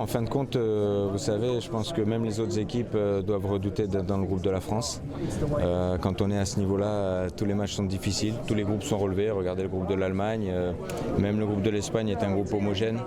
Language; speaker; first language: French; native; French